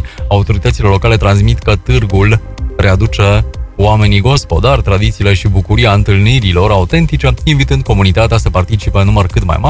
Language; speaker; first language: Romanian; native; Romanian